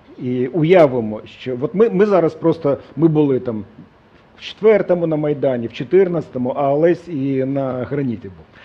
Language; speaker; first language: Ukrainian; non-native, local second language; Russian